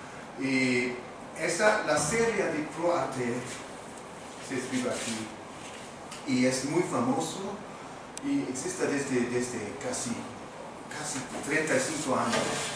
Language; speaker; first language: Spanish; non-native, fluent; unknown